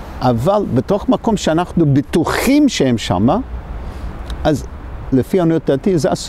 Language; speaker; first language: Hebrew; non-native, fluent; English